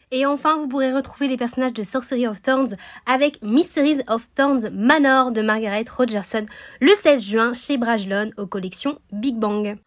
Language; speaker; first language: French; native; French